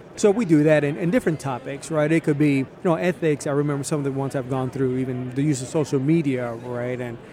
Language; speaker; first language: English; early bilingual, other home language; Spanish